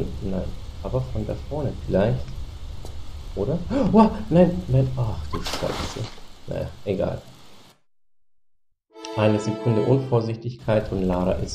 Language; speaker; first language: German; native; German